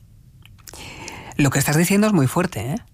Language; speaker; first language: Spanish; native; Spanish